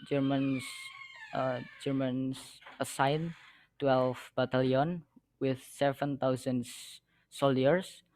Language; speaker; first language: English; non-native, learner; Indonesian